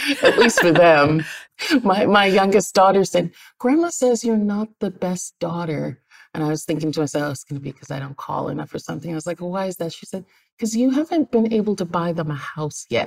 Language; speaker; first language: English; native; English